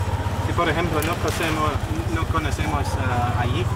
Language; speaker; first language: Spanish; non-native, learner; English